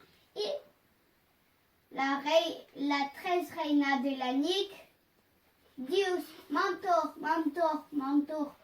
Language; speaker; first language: Catalan; non-native, local second language; French